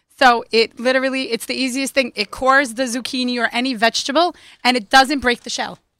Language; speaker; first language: English; native; English